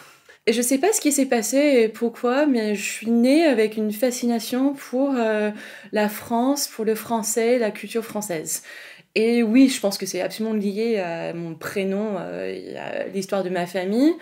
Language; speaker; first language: French; non-native, fluent; English